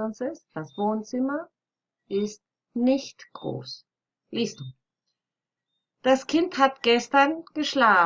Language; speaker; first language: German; non-native, fluent; Spanish